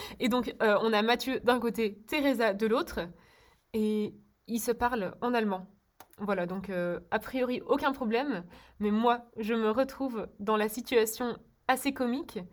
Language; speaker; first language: French; early bilingual, other home language; Czech